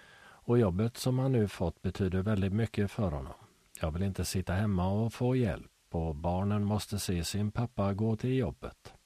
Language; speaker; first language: Swedish; native; Swedish